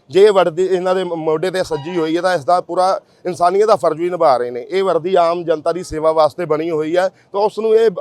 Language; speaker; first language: Punjabi; native; Punjabi